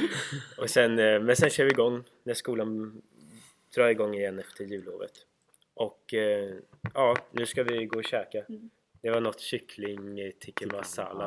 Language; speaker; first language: Swedish; native; Swedish